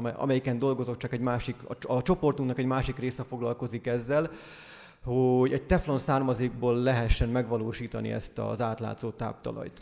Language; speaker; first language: Hungarian; native; Hungarian